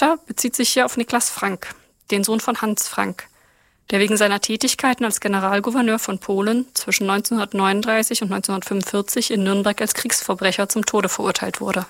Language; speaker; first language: German; native; German